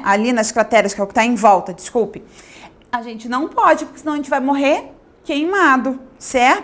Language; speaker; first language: Portuguese; native; Portuguese